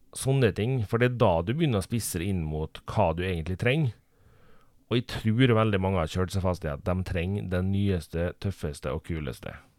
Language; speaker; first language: Norwegian; native; Norwegian